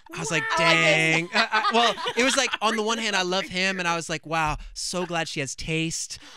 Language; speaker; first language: English; native; English